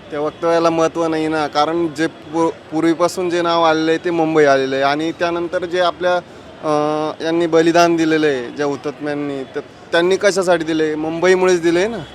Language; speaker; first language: Marathi; native; Marathi